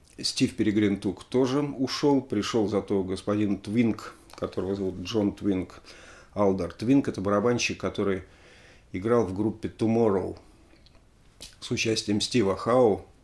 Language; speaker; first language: Russian; native; Russian